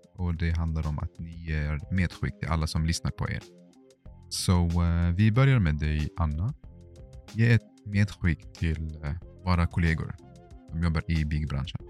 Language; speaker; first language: Swedish; non-native, fluent; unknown